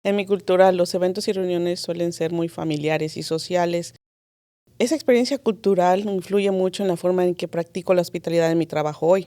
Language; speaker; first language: Spanish; native; Spanish